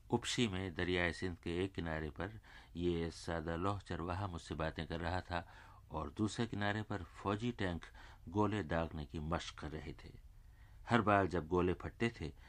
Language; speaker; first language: Urdu; native; Urdu